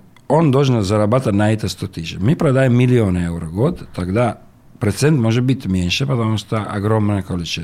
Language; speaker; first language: Russian; non-native, learner; Italian